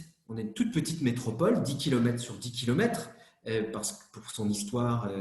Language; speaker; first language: French; native; French